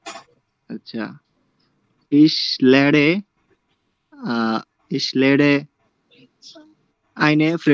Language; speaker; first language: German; non-native, learner; Bangla